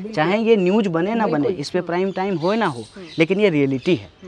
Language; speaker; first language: Hindi; native; Hindi